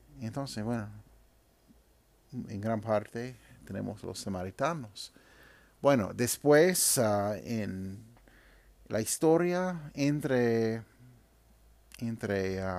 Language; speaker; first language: Spanish; non-native, fluent; English